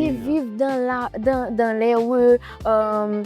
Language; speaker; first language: French; non-native, local second language; Haitian Creole